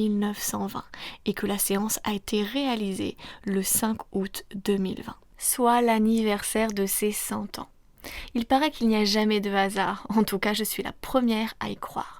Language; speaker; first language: French; native; French